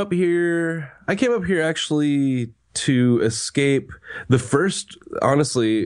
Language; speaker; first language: English; native; English